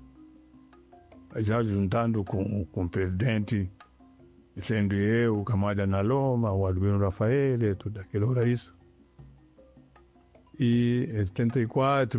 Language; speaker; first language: Portuguese; non-native, local second language; Yao